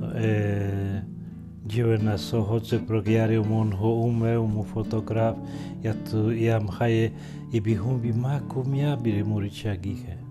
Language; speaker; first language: Kinyarwanda; non-native, fluent; Polish